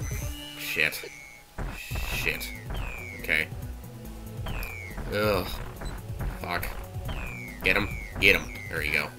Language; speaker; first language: English; native; English